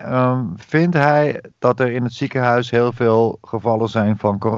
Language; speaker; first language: Dutch; native; Dutch